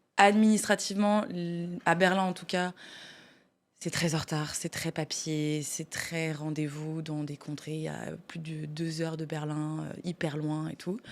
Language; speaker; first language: French; native; French